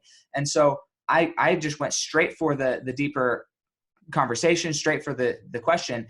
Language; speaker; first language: English; native; English